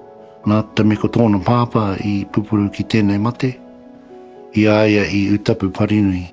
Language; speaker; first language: Māori; non-native, local second language; English